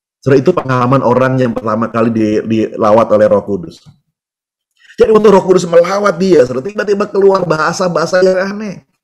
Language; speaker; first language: Indonesian; native; Indonesian